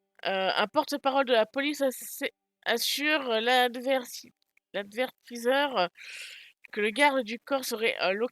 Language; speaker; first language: French; native; French